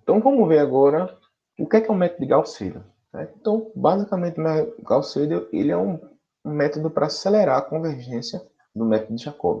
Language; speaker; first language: Portuguese; native; Portuguese